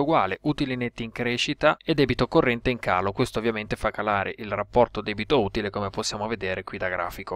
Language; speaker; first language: Italian; native; Italian